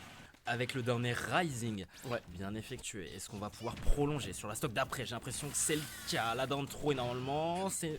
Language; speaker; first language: French; native; French